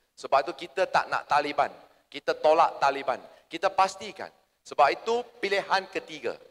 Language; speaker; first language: Malay; native; Malay